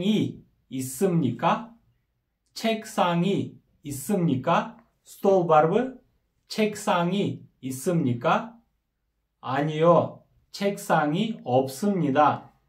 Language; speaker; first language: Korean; non-native, fluent; Kyrgyz